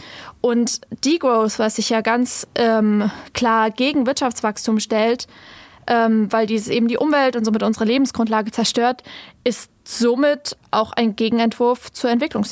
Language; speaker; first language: German; native; German